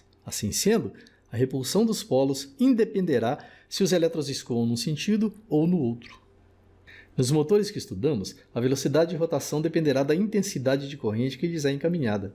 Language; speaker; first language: Portuguese; native; Portuguese